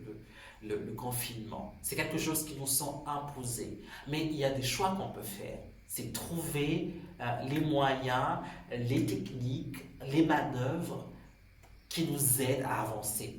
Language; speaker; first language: French; non-native, local second language; Swahili